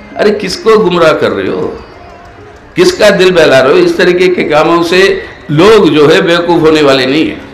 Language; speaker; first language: Hindi; non-native, local second language; Telugu